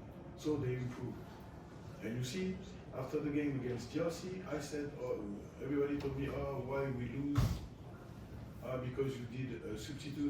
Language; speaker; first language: English; non-native, fluent; French